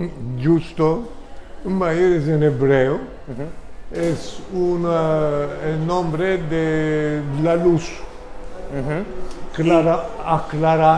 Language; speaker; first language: Spanish; early bilingual, heritage; Ladino